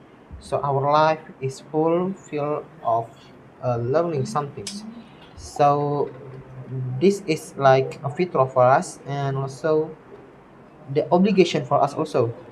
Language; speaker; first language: English; non-native, learner; Indonesian